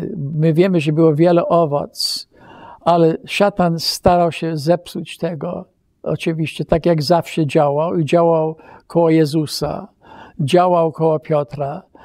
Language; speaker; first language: Polish; early bilingual, heritage; Polish